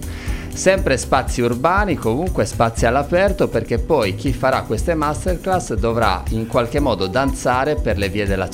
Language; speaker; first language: Italian; native; Italian